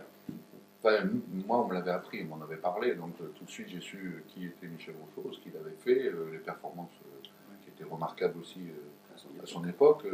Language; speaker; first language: French; native; French